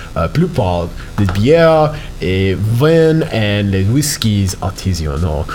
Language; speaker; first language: French; non-native, learner; English